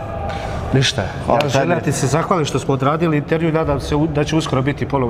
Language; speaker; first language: Serbian; native; Serbian